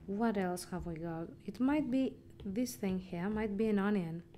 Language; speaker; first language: English; non-native, fluent; Greek